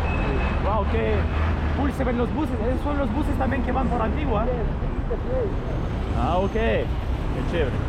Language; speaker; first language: Spanish; non-native, fluent; Russian